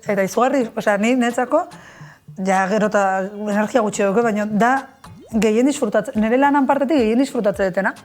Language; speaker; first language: Basque; native; Basque